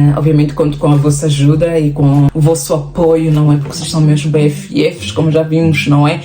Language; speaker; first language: Portuguese; native; Portuguese